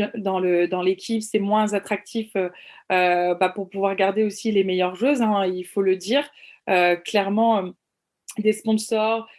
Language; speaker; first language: French; native; French